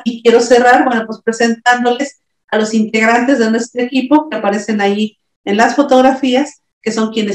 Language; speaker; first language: Spanish; native; Spanish